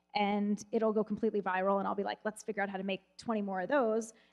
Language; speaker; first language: English; native; English